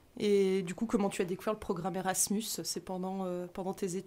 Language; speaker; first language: French; native; French